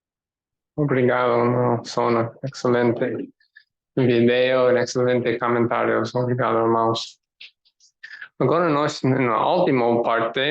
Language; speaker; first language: Portuguese; non-native, learner; English